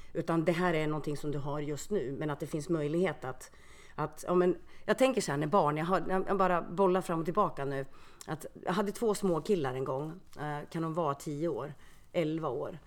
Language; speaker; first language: Swedish; early bilingual, other home language; Finnish